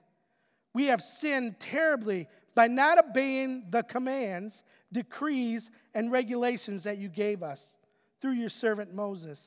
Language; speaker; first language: English; native; English